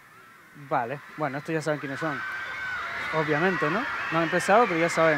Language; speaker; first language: Spanish; native; Spanish